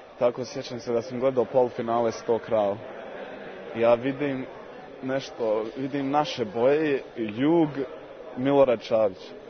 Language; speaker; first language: Serbian; early bilingual, heritage; English